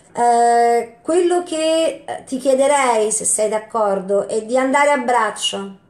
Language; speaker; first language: Italian; native; Italian